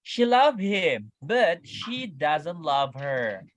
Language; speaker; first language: English; non-native, fluent; Indonesian